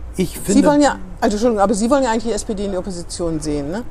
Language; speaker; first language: German; native; German